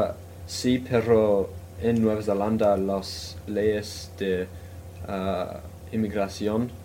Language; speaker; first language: Spanish; non-native, fluent; English